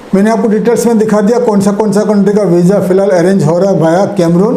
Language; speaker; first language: Hindi; non-native, local second language; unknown